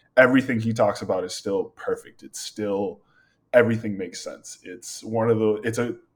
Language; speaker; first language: English; native; English